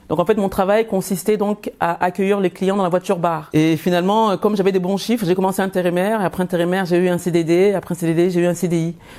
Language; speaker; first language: French; early bilingual, other home language; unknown